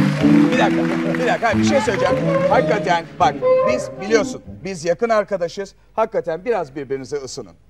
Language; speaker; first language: Turkish; native; Turkish